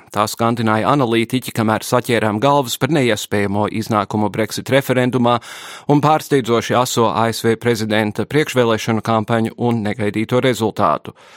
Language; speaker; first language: Latvian; early bilingual, heritage; English